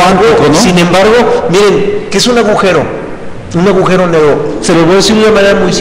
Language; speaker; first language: Spanish; native; Spanish